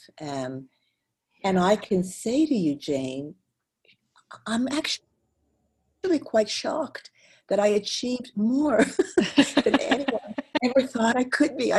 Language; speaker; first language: English; native; English